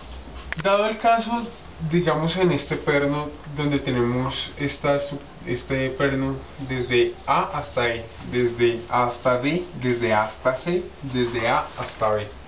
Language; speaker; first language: Spanish; native; Spanish